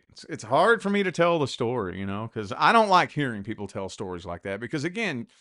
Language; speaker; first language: English; native; English